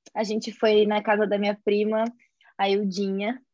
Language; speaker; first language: Portuguese; native; Portuguese